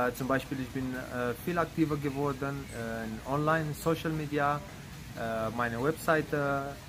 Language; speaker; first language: German; non-native, fluent; Romanian